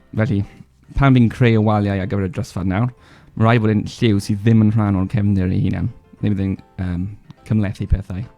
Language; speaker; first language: Welsh; non-native, local second language; English